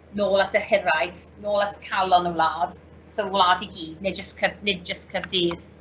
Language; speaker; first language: Welsh; native; Welsh